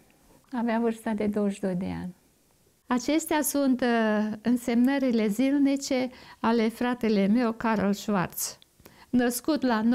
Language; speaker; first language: Romanian; non-native, local second language; German